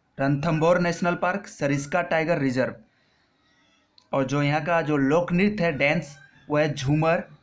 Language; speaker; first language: Hindi; non-native, local second language; Bangla